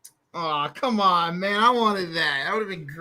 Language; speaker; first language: English; native; English